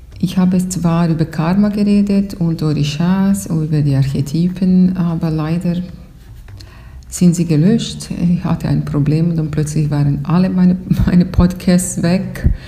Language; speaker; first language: German; non-native, fluent; Portuguese